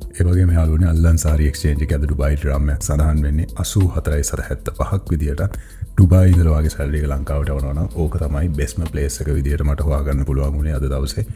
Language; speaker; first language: Sinhala; non-native, local second language; Tamil